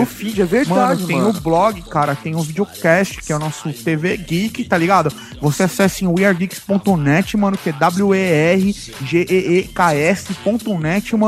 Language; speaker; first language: Portuguese; native; Portuguese